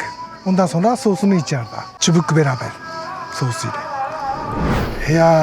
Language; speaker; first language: Turkish; non-native, learner; Japanese